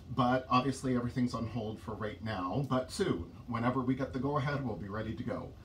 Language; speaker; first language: English; native; English